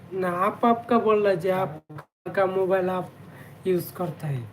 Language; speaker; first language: Hindi; non-native, learner; Bangla